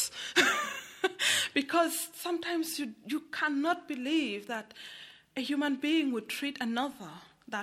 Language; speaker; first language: English; non-native, local second language; Acoli